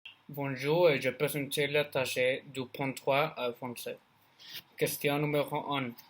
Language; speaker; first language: French; non-native, learner; Spanish